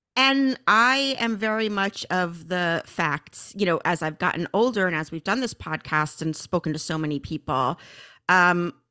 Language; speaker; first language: English; native; English